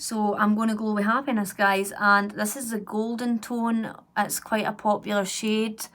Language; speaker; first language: English; native; English